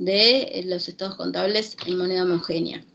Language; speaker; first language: Spanish; native; Spanish